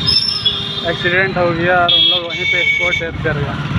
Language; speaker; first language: Hindi; native; Hindi